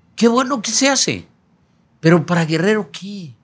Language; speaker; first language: Spanish; native; Spanish